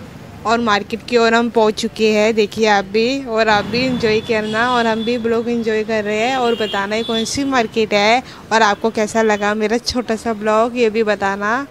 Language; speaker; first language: Hindi; native; Hindi